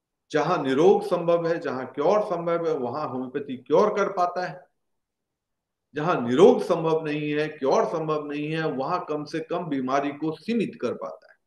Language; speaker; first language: Hindi; native; Hindi